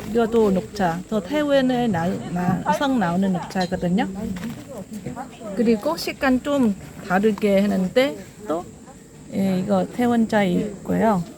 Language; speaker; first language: Korean; non-native, fluent; Vietnamese